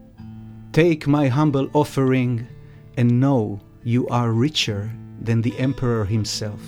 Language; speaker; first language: English; non-native, fluent; Hebrew